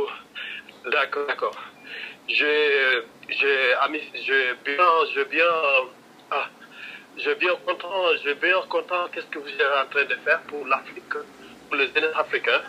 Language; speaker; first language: French; non-native, local second language; Wolof